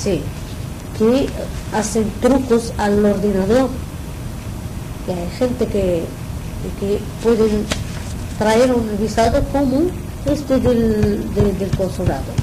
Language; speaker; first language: Spanish; non-native, learner; Arabic